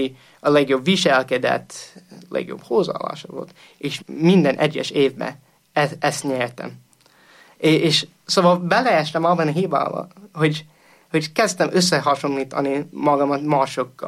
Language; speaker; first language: Hungarian; non-native, fluent; English